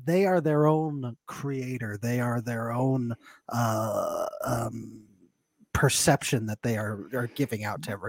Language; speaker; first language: English; native; English